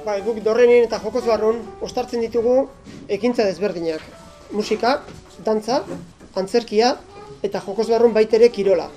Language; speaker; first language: Basque; native; Basque